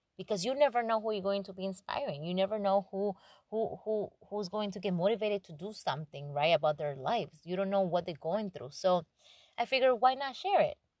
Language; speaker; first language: English; non-native, fluent; Spanish